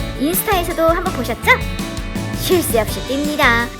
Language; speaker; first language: Korean; native; Korean